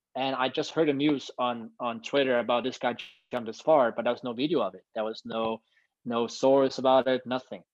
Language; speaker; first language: English; non-native, fluent; Danish